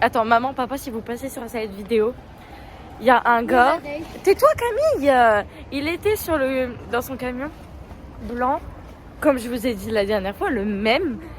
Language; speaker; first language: French; native; French